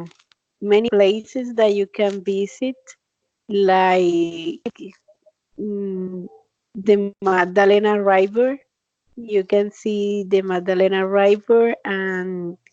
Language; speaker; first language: English; non-native, learner; Spanish